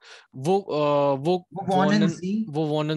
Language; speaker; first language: German; non-native, learner; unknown